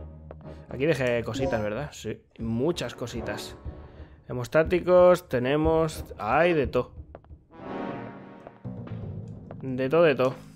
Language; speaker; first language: Spanish; native; Spanish